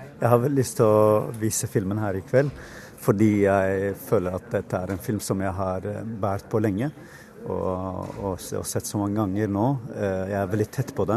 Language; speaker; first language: Norwegian; non-native, fluent; Kurdish